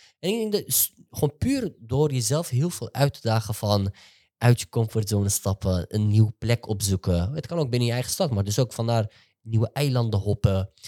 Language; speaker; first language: Dutch; native; Dutch